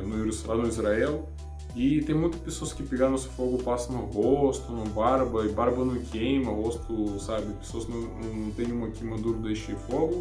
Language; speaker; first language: Portuguese; non-native, learner; Russian